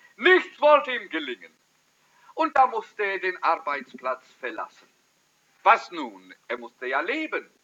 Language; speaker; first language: German; early bilingual, heritage; German